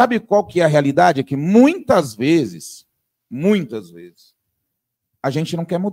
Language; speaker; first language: Portuguese; native; Portuguese